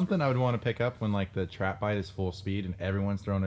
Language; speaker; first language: English; native; English